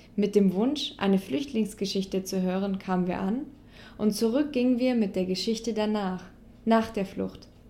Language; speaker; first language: German; native; German